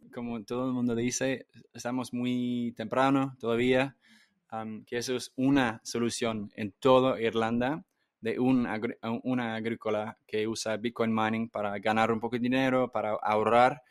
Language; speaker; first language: Spanish; non-native, fluent; English